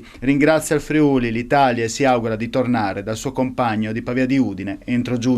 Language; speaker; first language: Italian; native; Italian